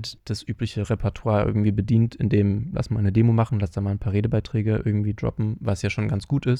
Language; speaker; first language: German; native; German